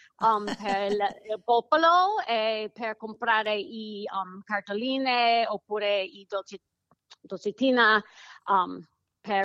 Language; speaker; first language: Italian; non-native, learner; English